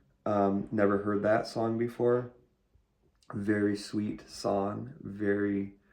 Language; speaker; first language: English; native; English